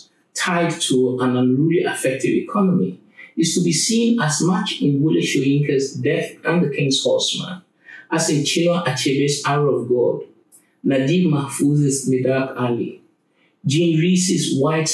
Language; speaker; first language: English; non-native, local second language; Akan